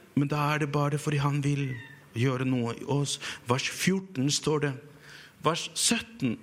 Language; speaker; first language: Norwegian; non-native, fluent; Spanish